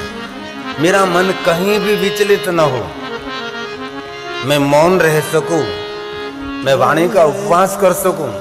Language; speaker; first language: Hindi; non-native, local second language; Gujarati